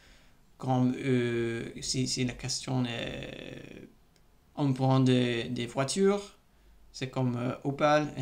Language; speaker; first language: French; non-native, learner; English